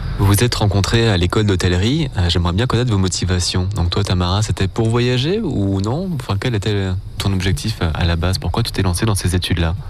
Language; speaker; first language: French; native; French